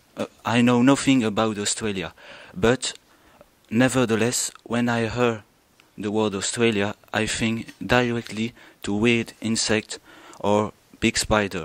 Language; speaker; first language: English; non-native, learner; French